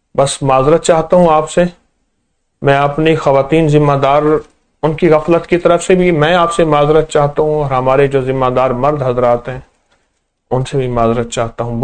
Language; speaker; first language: Urdu; native; Urdu